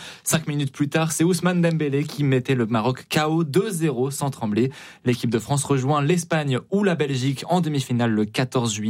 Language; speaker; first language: French; native; French